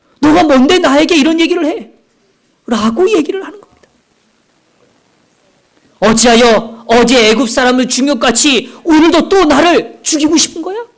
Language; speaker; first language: Korean; native; Korean